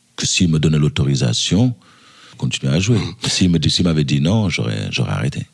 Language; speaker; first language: French; early bilingual, other home language; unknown